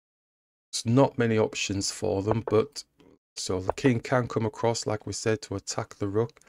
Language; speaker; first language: English; native; English